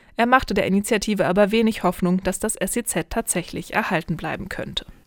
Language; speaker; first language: German; native; German